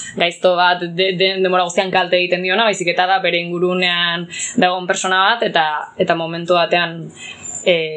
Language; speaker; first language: Basque; native; Basque